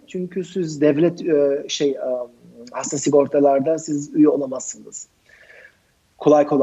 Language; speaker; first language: Turkish; non-native, fluent; German